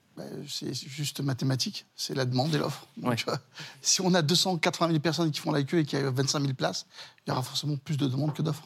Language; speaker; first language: French; native; French